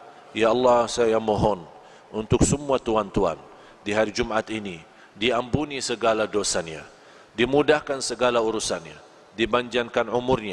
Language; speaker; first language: Indonesian; non-native, fluent; Arabic